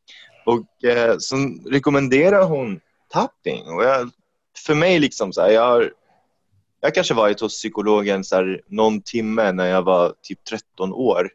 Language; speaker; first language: Swedish; non-native, fluent; Arabic